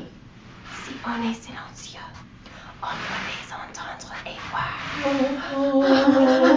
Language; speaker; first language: French; non-native, learner; English